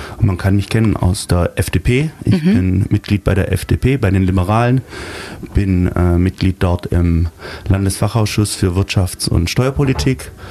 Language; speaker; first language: German; native; German